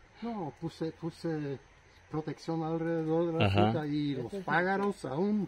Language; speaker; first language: Spanish; non-native, fluent; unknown